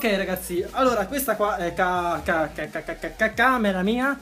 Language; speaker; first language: Italian; early bilingual, other home language; Chinese